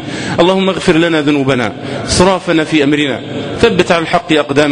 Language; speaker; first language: Arabic; native; Arabic